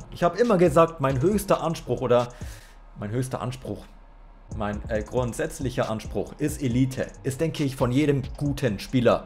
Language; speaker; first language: German; native; German